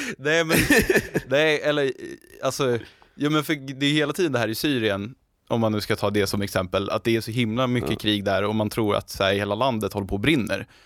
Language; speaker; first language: Swedish; native; Swedish